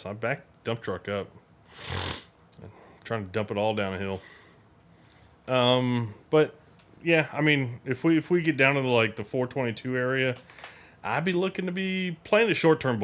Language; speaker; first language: English; native; English